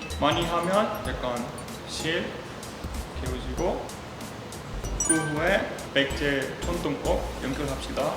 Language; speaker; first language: Korean; non-native, learner; Spanish